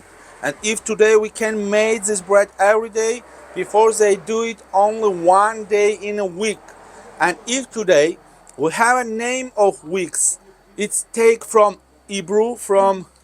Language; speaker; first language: English; non-native, learner; Georgian